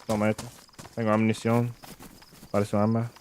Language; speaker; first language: Spanish; non-native, learner; English